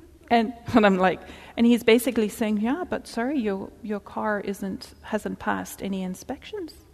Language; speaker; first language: English; early bilingual, other home language; Dutch